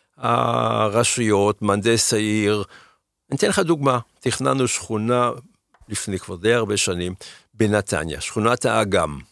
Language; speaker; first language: Hebrew; early bilingual, other home language; German